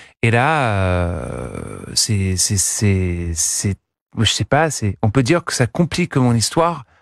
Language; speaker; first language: French; non-native, fluent; English